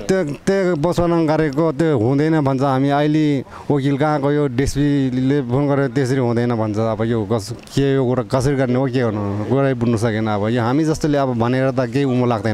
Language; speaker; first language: Nepali; non-native, local second language; Eastern Tamang